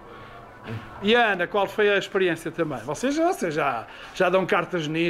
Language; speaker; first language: Portuguese; native; Portuguese